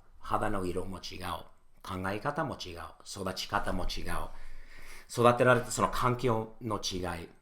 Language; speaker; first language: Japanese; non-native, fluent; English